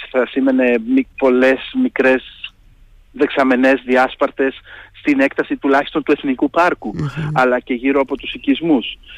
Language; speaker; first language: Greek; native; Greek